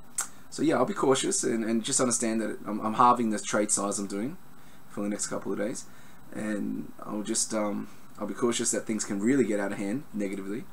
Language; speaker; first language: English; native; English